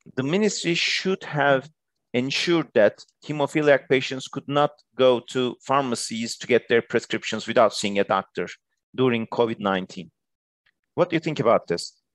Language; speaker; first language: English; non-native, fluent; Turkish